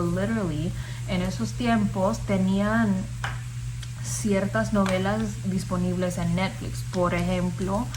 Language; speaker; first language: Spanish; non-native, fluent; English